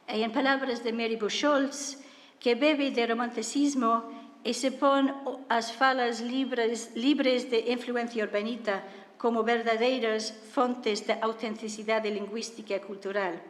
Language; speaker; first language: Spanish; non-native, fluent; English